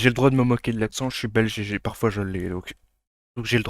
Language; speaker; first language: French; native; French